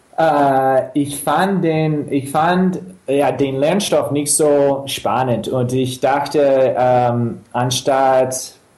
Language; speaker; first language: German; non-native, fluent; English